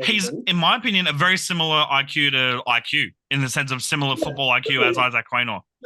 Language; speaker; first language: English; native; English